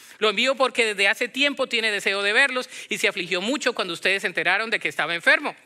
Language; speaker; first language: Spanish; native; Spanish